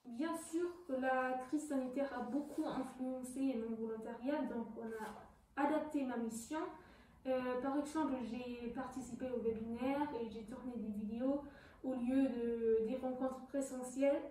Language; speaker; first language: French; non-native, fluent; German